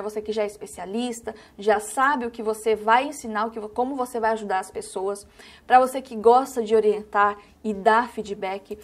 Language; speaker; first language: Portuguese; native; Portuguese